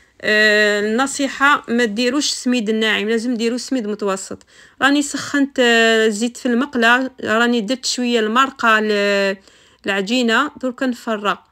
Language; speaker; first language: Arabic; non-native, local second language; Kabyle